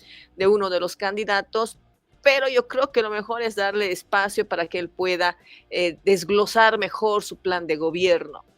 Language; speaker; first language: Spanish; native; Spanish